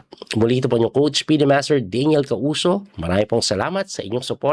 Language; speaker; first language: Filipino; native; Filipino